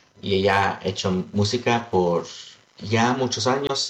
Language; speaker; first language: Spanish; early bilingual, heritage; Spanish